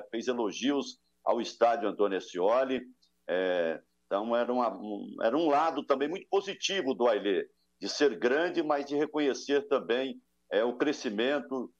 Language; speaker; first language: Portuguese; native; Portuguese